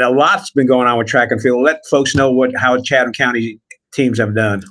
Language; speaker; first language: English; native; English